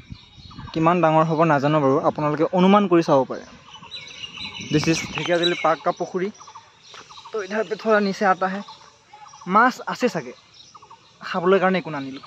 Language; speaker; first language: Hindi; non-native, local second language; Assamese